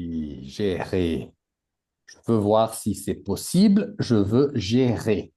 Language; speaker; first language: French; native; French